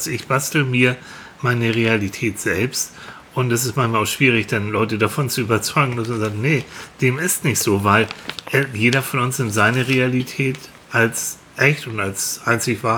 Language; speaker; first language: German; native; German